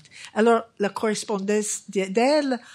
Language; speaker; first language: French; non-native, fluent; English